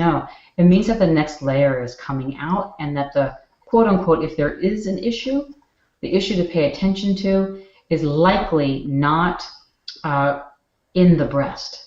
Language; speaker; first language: English; native; English